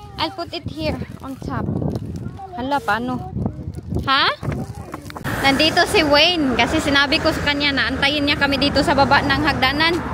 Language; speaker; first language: Filipino; non-native, local second language; Cebuano